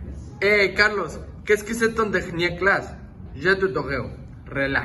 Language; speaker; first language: French; non-native, learner; Spanish